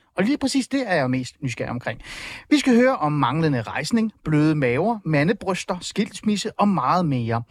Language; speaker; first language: Danish; native; Danish